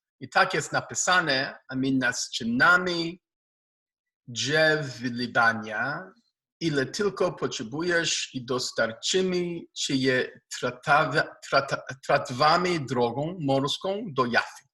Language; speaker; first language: Polish; non-native, learner; Hebrew